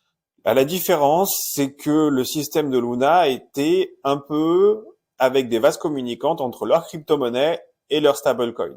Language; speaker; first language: French; native; French